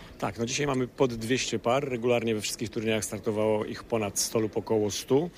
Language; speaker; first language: Polish; native; Polish